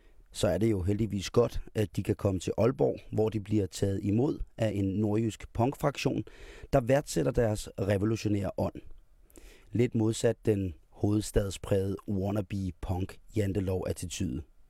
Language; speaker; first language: Danish; native; Danish